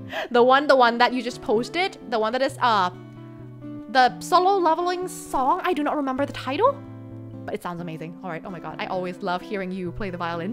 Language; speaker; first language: English; non-native, fluent; Thai